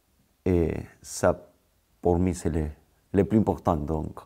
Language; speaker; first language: French; non-native, fluent; Spanish